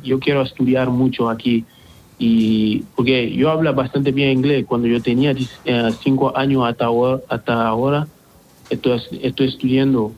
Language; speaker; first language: Spanish; non-native, learner; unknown